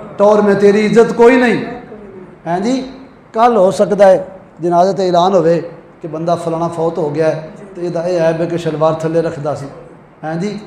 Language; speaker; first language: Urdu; non-native, local second language; Punjabi